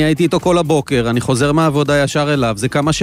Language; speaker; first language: Hebrew; native; Hebrew